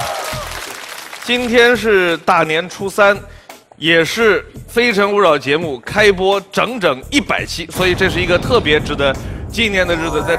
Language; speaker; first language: Chinese; native; Chinese